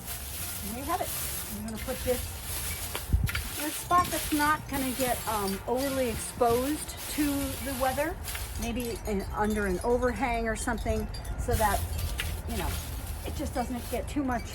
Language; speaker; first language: English; native; English